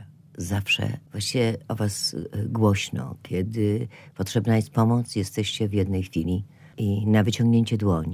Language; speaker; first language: Polish; native; Polish